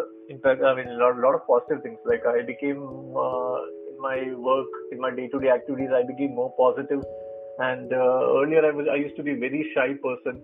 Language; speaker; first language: English; non-native, local second language; Malayalam